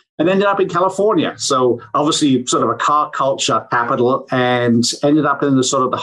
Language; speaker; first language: English; native; English